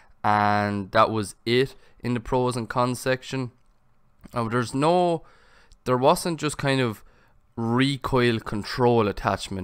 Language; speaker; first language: English; native; English